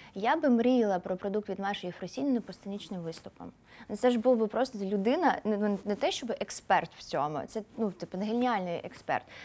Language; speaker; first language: Ukrainian; non-native, local second language; Russian